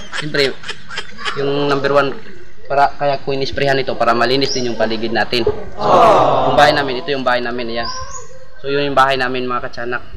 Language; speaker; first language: Filipino; non-native, local second language; Cebuano